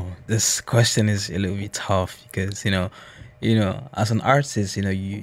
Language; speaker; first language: English; non-native, local second language; Esan